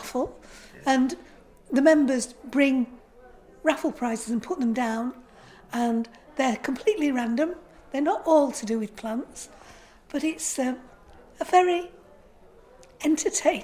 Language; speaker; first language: English; native; English